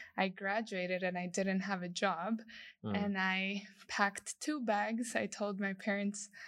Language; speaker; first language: English; non-native, fluent; Spanish